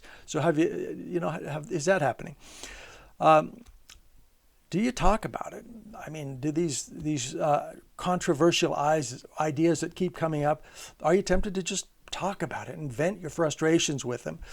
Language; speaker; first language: English; native; English